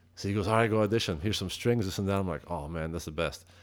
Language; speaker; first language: English; non-native, fluent; Dutch